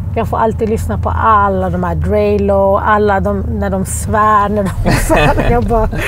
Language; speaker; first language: Swedish; early bilingual, other home language; Arabic